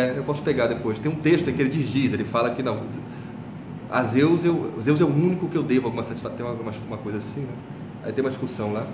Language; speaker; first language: Portuguese; native; Portuguese